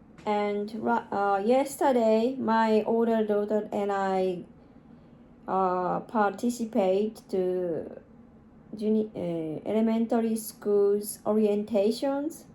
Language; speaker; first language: English; non-native, learner; Japanese